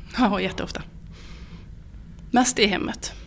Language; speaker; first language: Swedish; native; Swedish